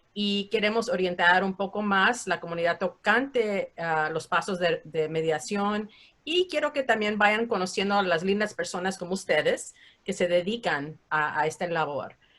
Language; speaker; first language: Spanish; early bilingual, heritage; Spanish